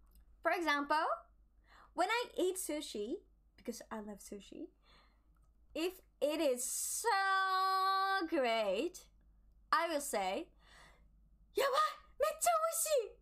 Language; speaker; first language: English; non-native, learner; Japanese